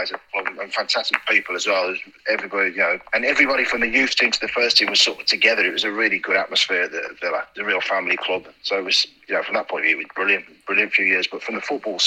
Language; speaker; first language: English; native; English